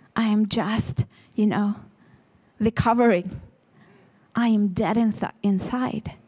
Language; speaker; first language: English; non-native, fluent; Ukrainian